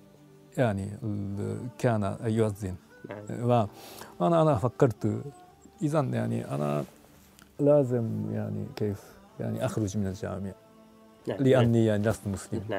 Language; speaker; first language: Arabic; non-native, fluent; Japanese